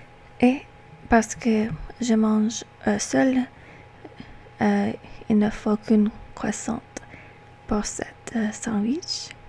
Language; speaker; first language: French; non-native, learner; English